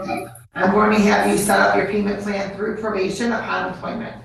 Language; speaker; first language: English; native; English